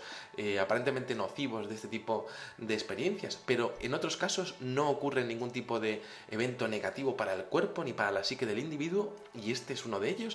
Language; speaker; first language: Spanish; native; Spanish